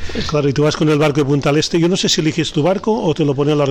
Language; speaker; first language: Spanish; native; Spanish